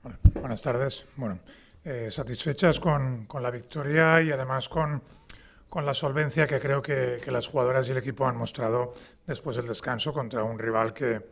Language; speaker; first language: Spanish; native; Spanish